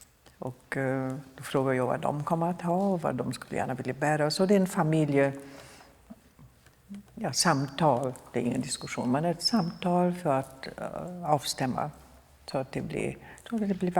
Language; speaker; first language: Swedish; non-native, fluent; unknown